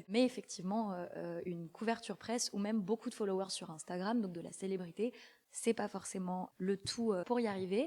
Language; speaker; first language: French; native; French